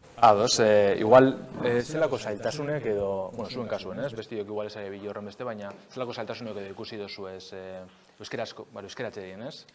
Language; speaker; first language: Basque; native; Basque